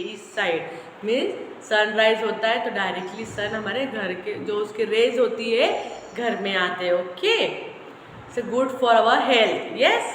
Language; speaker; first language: Hindi; non-native, local second language; Marathi